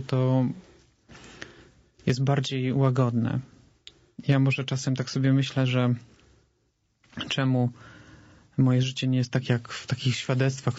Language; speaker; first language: Polish; native; Polish